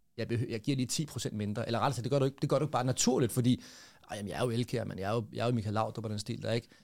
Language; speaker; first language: Danish; native; Danish